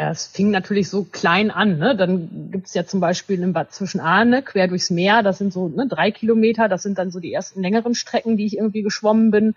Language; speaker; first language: German; native; German